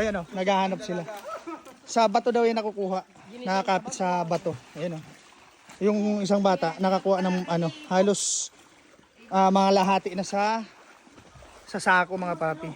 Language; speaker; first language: Filipino; non-native, local second language; Bikol